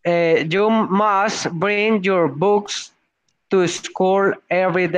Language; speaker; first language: English; non-native, learner; Spanish